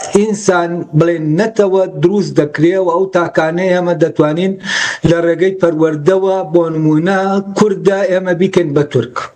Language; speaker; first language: Central Kurdish; non-native, local second language; Gurani